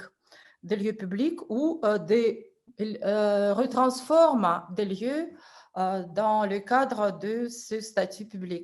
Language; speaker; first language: French; non-native, fluent; Russian